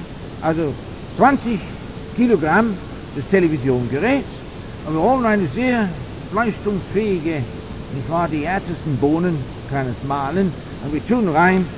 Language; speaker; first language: German; non-native, fluent; English